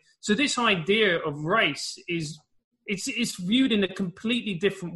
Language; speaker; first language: English; native; English